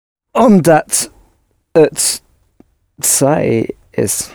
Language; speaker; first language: Dutch; non-native, learner; English